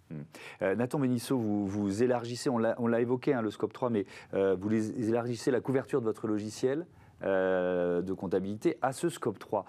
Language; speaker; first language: French; native; French